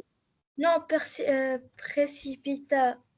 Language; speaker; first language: French; non-native, learner; Arabic